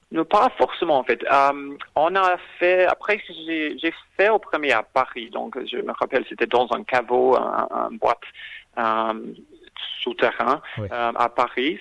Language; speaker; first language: French; non-native, fluent; English